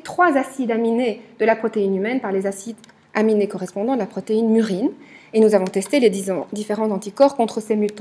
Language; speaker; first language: French; native; French